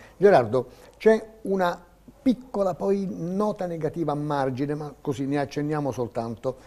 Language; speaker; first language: Italian; native; Italian